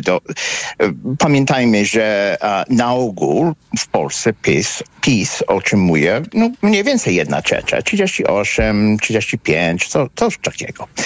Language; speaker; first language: Polish; non-native, fluent; English